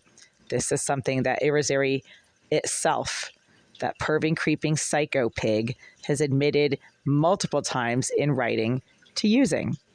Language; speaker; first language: English; native; English